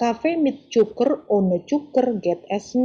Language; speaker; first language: German; non-native, fluent; Indonesian